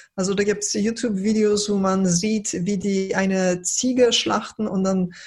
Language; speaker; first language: German; early bilingual, other home language; Polish